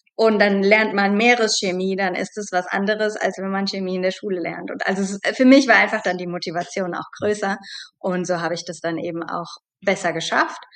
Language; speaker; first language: German; native; German